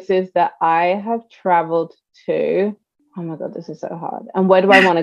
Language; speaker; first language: English; native; English